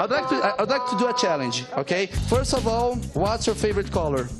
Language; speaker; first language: English; non-native, learner; Portuguese